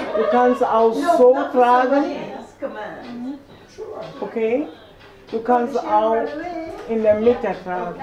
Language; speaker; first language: German; non-native, fluent; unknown